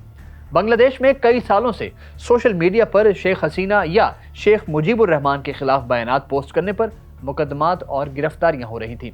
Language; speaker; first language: Urdu; native; Urdu